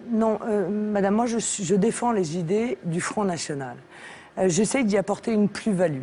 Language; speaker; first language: French; native; French